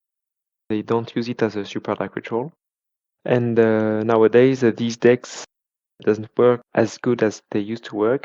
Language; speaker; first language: English; non-native, fluent; French